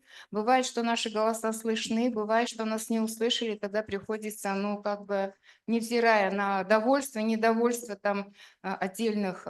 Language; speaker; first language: Russian; native; Russian